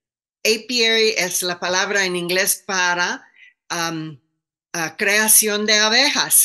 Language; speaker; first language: Spanish; non-native, fluent; English